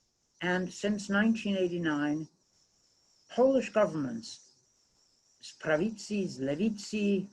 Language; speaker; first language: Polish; non-native, fluent; English